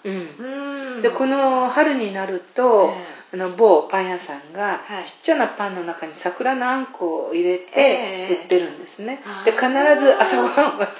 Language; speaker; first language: Japanese; native; Japanese